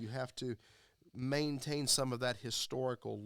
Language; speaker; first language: English; native; English